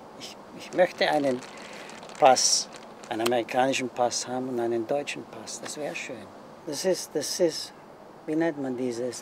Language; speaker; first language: German; early bilingual, heritage; German